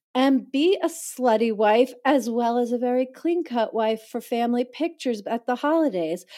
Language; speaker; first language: English; native; English